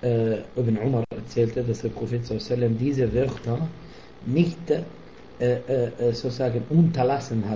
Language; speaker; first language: German; non-native, fluent; Arabic